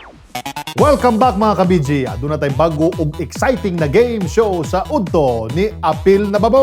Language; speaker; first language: Cebuano; native; Cebuano